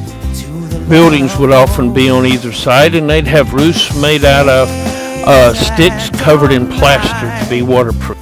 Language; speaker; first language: English; native; English